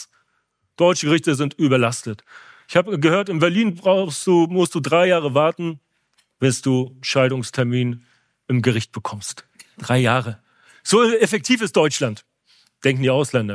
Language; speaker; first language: German; native; German